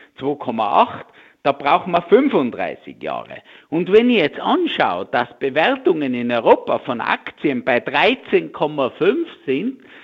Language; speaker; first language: German; native; German